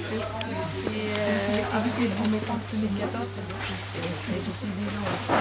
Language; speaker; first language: French; non-native, learner; Armenian